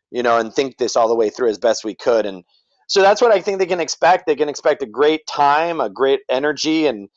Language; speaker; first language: English; native; English